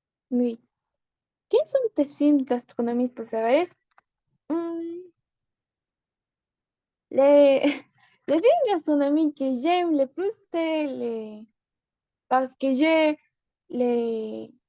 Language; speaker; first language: French; non-native, learner; Spanish